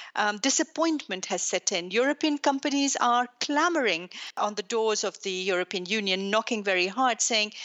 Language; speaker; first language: English; non-native, local second language; Urdu